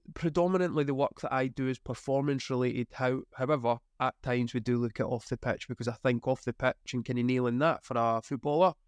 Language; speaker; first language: English; native; English